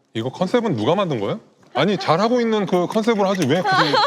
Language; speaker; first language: Korean; native; Korean